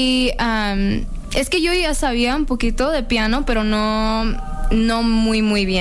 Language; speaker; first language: Spanish; non-native, learner; English